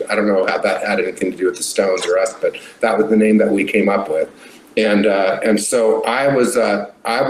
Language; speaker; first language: English; native; English